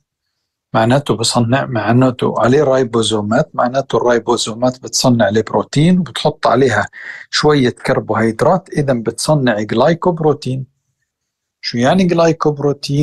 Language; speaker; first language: Arabic; native; Arabic